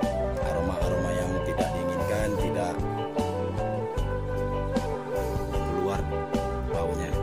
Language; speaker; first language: Indonesian; native; Indonesian